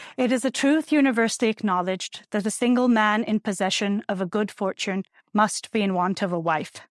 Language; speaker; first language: English; non-native, local second language; Urdu